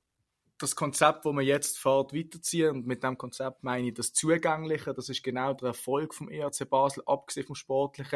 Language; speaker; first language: German; native; German